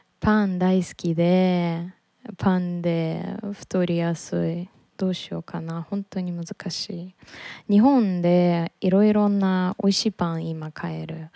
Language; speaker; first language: Japanese; non-native, learner; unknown